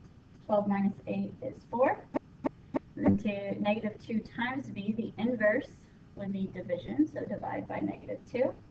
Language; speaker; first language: English; native; English